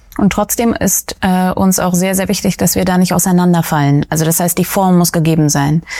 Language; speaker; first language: German; early bilingual, other home language; Russian